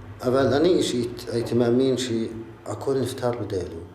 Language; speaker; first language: Hebrew; non-native, local second language; Arabic